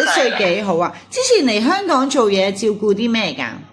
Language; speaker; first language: Cantonese; native; Cantonese